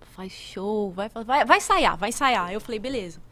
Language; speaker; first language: Portuguese; native; Portuguese